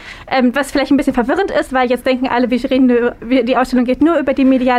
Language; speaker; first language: German; native; German